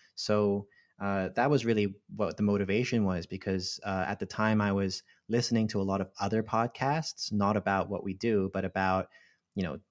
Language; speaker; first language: English; non-native, local second language; Cantonese